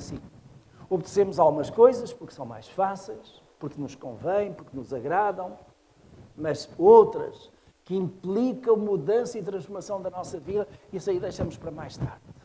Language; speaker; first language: Portuguese; native; Portuguese